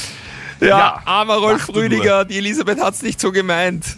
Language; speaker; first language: German; native; German